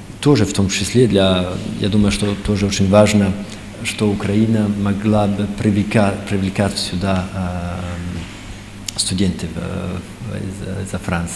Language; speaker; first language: Russian; non-native, learner; French